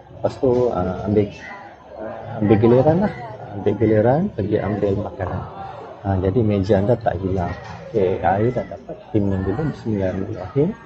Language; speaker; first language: Malay; native; Malay